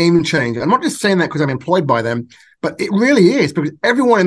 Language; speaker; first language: English; native; English